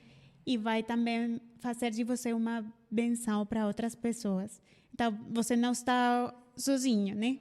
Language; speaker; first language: Portuguese; non-native, fluent; Spanish